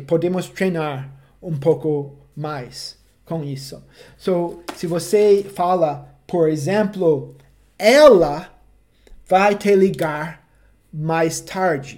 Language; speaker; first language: Portuguese; non-native, fluent; English